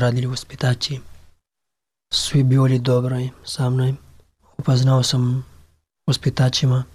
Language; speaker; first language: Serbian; non-native, learner; Pashto